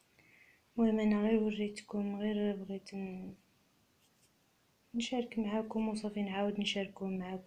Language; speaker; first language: Arabic; native; Arabic